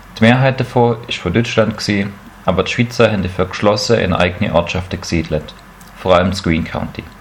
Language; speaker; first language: German; native; German